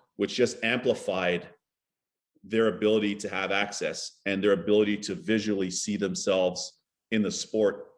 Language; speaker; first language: English; native; English